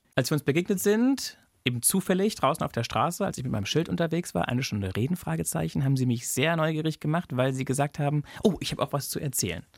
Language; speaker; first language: German; native; German